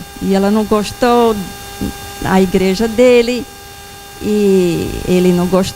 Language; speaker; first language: Portuguese; non-native, fluent; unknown